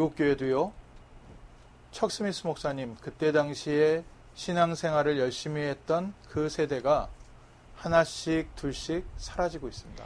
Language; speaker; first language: Korean; native; Korean